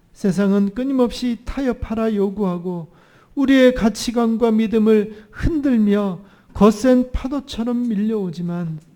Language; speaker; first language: Korean; native; Korean